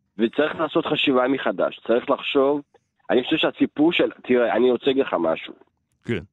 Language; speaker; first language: Hebrew; early bilingual, other home language; Amharic